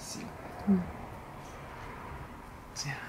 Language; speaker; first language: Italian; non-native, learner; Japanese